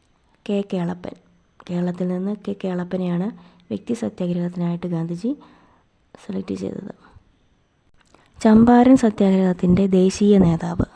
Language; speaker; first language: Malayalam; native; Malayalam